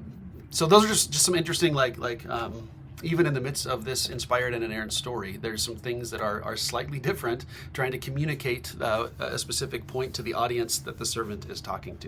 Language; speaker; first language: English; native; English